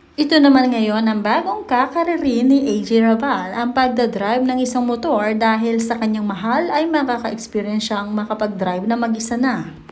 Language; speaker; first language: Filipino; native; Filipino